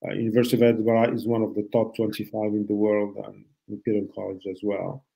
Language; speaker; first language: English; non-native, fluent; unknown